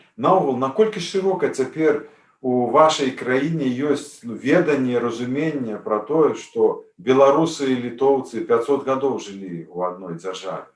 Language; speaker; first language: Belarusian; native; Belarusian